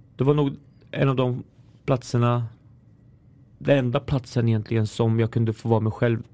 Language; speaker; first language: Swedish; early bilingual, other home language; Arabic